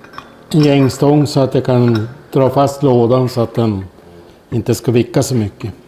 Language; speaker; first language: Swedish; native; Swedish